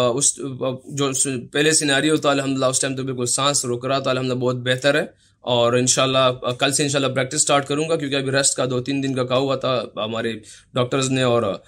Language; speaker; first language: Urdu; non-native, local second language; Pashto